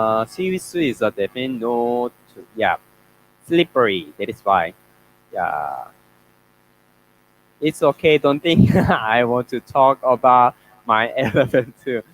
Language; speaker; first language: English; non-native, learner; Korean